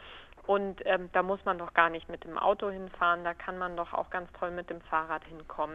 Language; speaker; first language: German; native; German